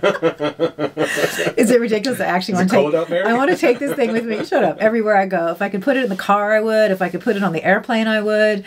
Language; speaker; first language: English; native; English